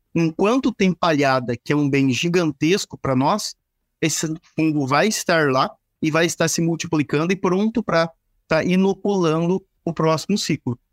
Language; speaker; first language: Portuguese; native; Portuguese